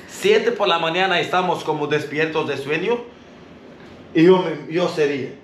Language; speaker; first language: Spanish; non-native, learner; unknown